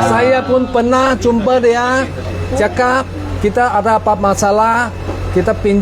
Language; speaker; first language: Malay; non-native, local second language; Cantonese